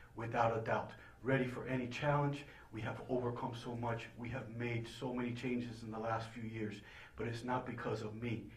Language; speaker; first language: English; early bilingual, other home language; Spanish